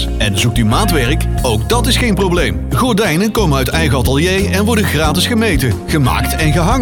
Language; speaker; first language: Dutch; native; Dutch